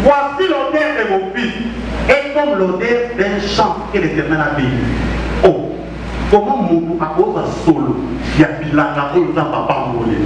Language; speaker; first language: French; non-native, local second language; Lingala